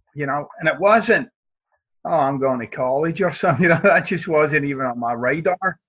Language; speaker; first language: English; native; English